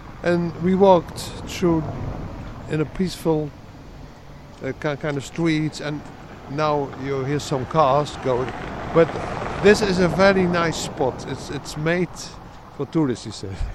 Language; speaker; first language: English; non-native, fluent; Dutch